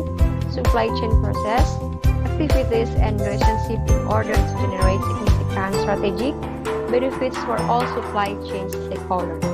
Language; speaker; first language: English; non-native, learner; Indonesian